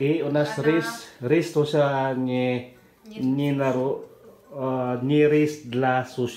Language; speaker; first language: Russian; non-native, learner; Filipino